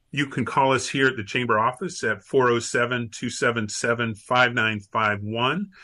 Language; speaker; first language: English; native; English